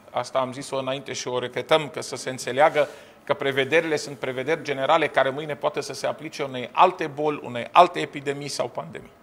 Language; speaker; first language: Romanian; non-native, fluent; Arabic